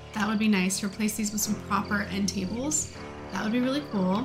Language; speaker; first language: English; native; English